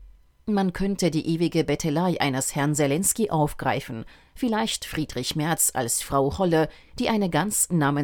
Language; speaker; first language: German; native; German